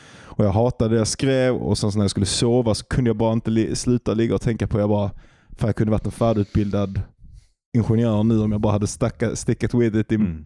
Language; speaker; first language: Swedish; native; Swedish